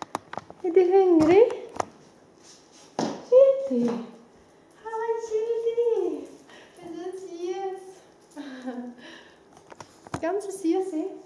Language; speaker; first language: German; non-native, fluent; Swedish